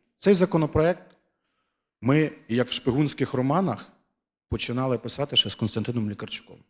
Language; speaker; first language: Ukrainian; native; Ukrainian